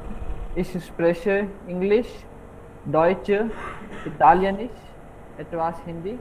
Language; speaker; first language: German; non-native, learner; Hindi